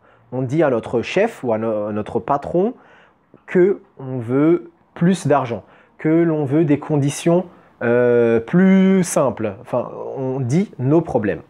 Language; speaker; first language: French; native; French